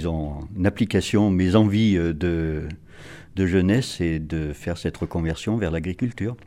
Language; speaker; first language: French; native; French